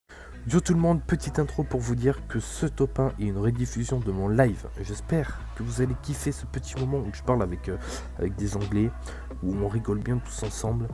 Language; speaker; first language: French; native; French